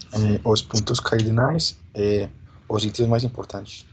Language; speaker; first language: Portuguese; non-native, learner; Spanish